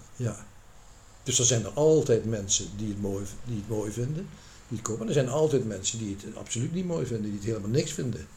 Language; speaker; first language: Dutch; native; Dutch